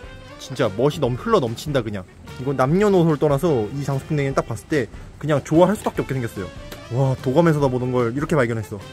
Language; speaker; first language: Korean; native; Korean